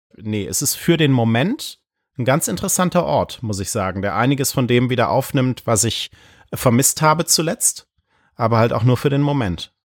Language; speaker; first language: German; native; German